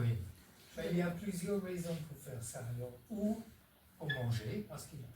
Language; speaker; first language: French; non-native, fluent; English